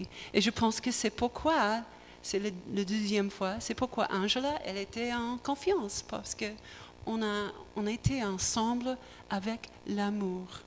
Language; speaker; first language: French; non-native, learner; English